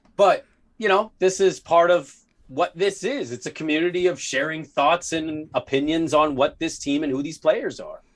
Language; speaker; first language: English; native; English